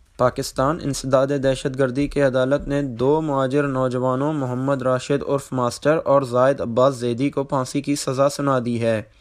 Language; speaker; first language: Urdu; non-native, local second language; Baluchi